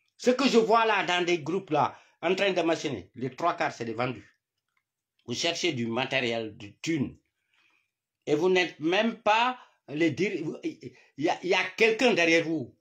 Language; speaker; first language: French; non-native, local second language; Wolof